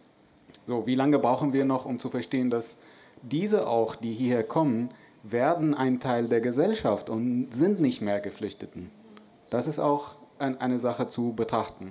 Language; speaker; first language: German; non-native, fluent; Arabic